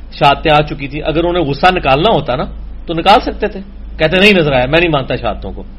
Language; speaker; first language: Urdu; non-native, local second language; Punjabi